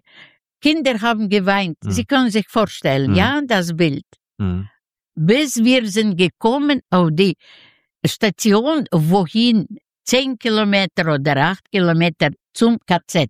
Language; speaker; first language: German; non-native, fluent; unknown